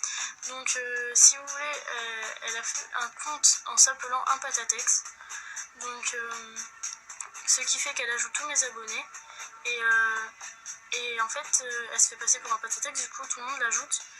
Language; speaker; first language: French; native; French